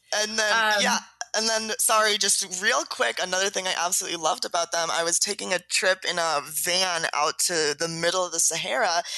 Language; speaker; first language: English; native; English